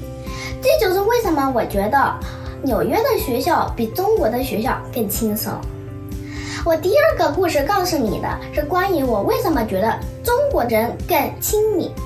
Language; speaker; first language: Chinese; early bilingual, heritage; Chinese